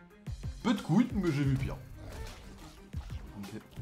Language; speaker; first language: French; native; French